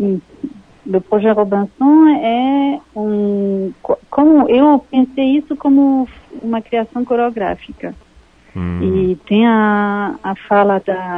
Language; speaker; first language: Portuguese; non-native, fluent; French